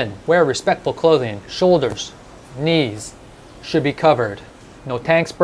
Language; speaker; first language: English; native; English